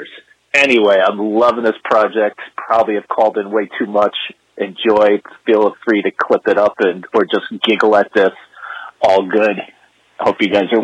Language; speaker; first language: English; native; English